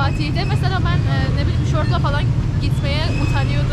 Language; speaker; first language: Turkish; non-native, fluent; Persian